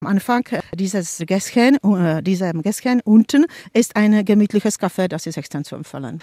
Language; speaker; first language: German; non-native, fluent; Czech